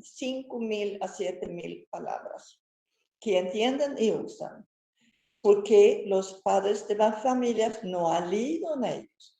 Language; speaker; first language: Spanish; non-native, fluent; Swedish